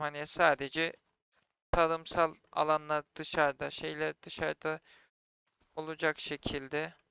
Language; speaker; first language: Turkish; native; Turkish